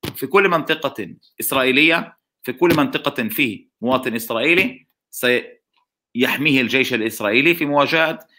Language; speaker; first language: Arabic; non-native, local second language; Hebrew